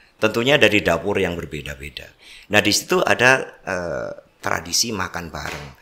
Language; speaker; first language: Indonesian; non-native, local second language; Javanese